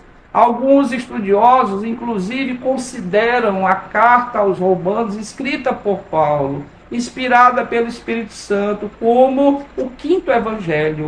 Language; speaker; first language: Portuguese; native; Portuguese